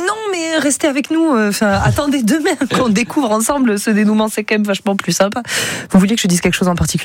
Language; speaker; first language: French; native; French